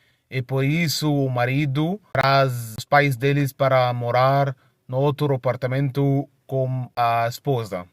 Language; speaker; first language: Portuguese; non-native, fluent; Arabic